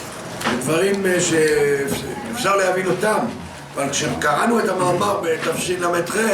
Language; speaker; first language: Hebrew; non-native, fluent; French